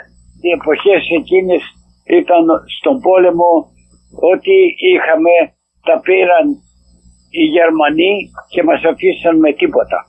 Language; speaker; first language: Greek; native; Greek